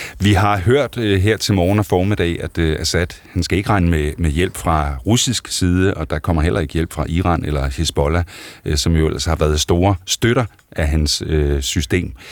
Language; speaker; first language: Danish; native; Danish